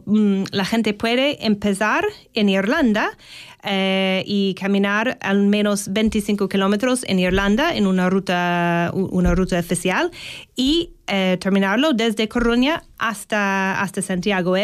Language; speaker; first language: Spanish; non-native, fluent; English